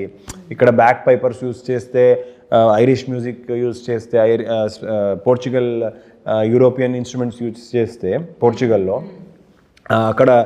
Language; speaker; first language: Telugu; non-native, learner; Kannada